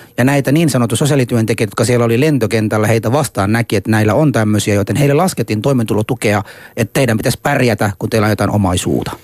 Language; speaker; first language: Finnish; non-native, fluent; Arabic